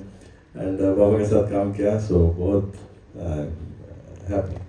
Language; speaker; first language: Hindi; non-native, local second language; Kannada